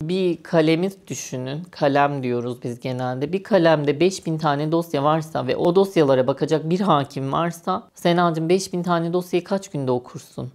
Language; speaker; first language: Turkish; native; Turkish